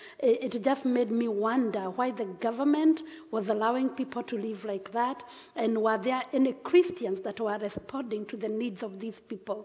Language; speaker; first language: English; non-native, local second language; Kikuyu